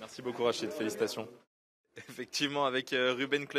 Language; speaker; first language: French; native; French